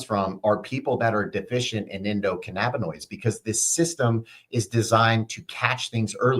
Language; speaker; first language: English; native; English